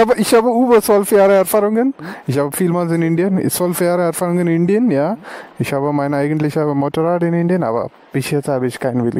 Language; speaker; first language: German; non-native, learner; Telugu